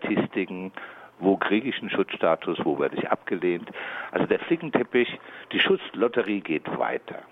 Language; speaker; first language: German; native; German